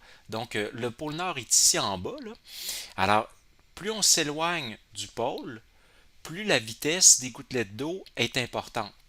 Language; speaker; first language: French; native; French